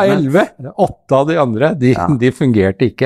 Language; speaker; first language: Norwegian; native; Norwegian